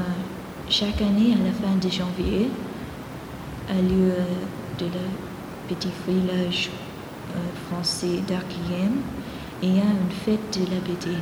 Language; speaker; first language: French; non-native, fluent; Greek